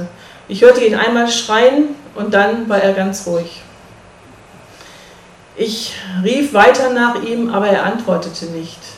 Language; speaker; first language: German; native; German